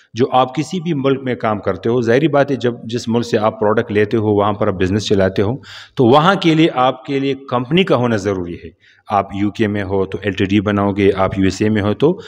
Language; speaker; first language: Urdu; non-native, local second language; Pashto